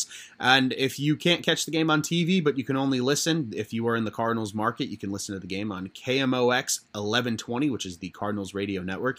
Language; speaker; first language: English; native; English